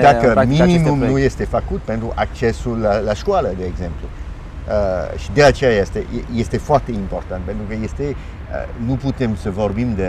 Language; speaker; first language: Romanian; non-native, fluent; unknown